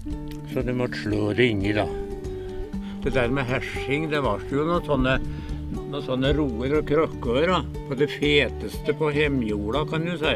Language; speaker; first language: Norwegian; native; Norwegian